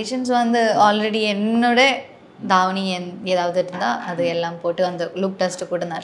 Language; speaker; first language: Tamil; non-native, learner; Malayalam